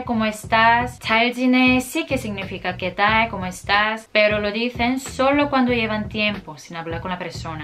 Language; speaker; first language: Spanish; non-native, fluent; Korean